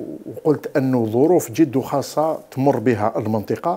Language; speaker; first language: Arabic; native; Arabic